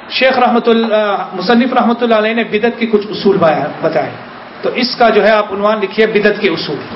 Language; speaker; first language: Urdu; native; Urdu